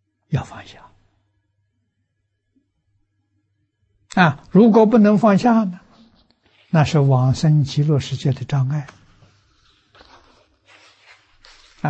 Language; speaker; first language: Chinese; native; Chinese